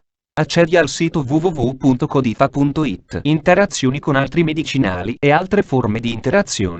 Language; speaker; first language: Italian; native; Italian